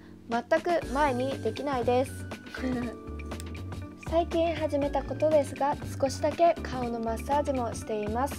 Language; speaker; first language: Japanese; early bilingual, heritage; Japanese